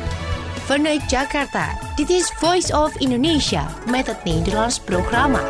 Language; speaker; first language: Dutch; non-native, fluent; Indonesian